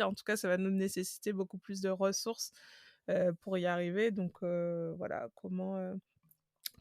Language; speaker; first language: French; native; French